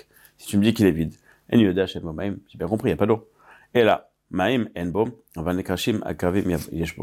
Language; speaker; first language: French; native; French